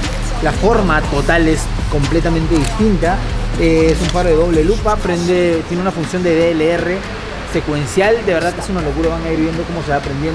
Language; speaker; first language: Spanish; native; Spanish